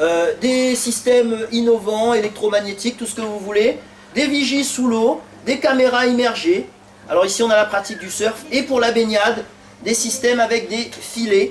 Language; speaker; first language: French; native; French